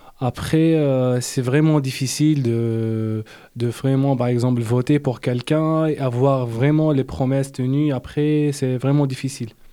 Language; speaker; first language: French; non-native, local second language; Arabic